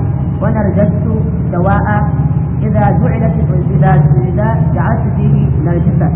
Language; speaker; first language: Arabic; non-native, fluent; Hausa